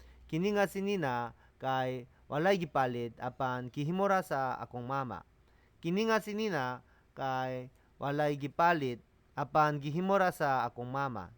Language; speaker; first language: Cebuano; non-native, learner; Korean